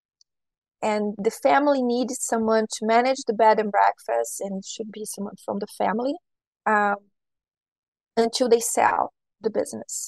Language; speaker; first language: English; non-native, fluent; Portuguese